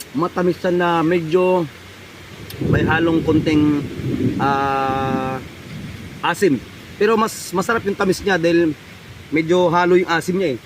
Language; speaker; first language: Filipino; native; Filipino